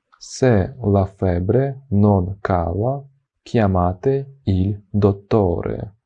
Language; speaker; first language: Italian; non-native, fluent; Ukrainian